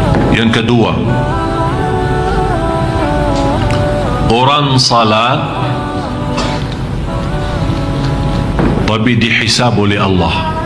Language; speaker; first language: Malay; non-native, fluent; Arabic